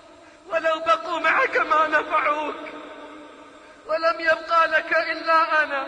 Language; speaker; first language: Arabic; native; Arabic